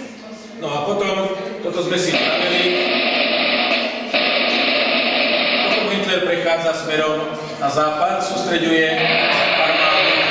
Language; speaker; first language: Slovak; native; Slovak